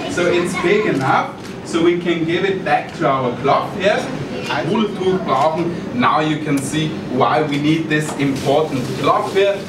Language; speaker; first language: English; non-native, fluent; German